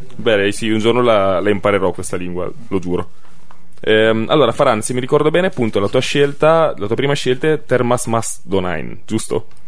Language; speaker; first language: Italian; native; Italian